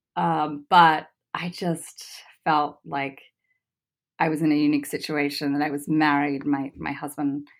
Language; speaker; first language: English; native; English